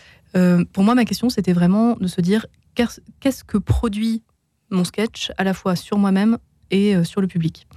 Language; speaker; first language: French; native; French